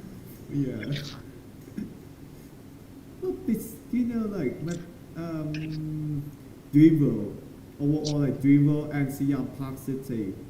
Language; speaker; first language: English; non-native, learner; Thai